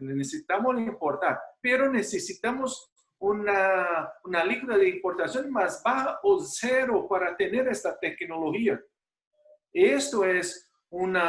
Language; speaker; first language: Spanish; non-native, fluent; Portuguese